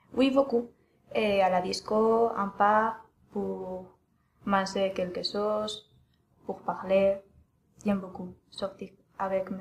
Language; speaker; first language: French; non-native, learner; Spanish